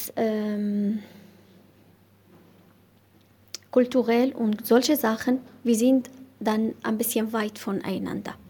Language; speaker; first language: German; non-native, learner; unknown